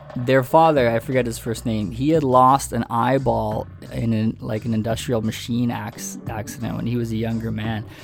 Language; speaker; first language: English; native; English